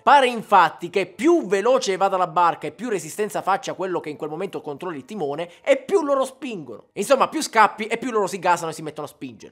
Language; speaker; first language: Italian; native; Italian